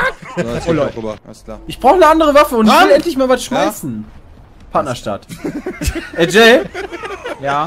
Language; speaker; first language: German; native; German